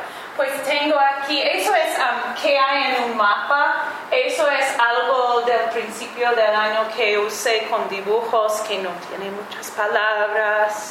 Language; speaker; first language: Spanish; non-native, fluent; English